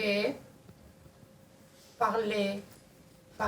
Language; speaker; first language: French; non-native, learner; Spanish